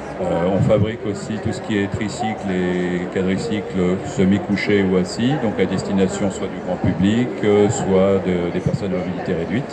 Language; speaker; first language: French; native; French